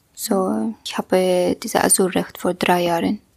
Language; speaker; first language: German; non-native, learner; Kurdish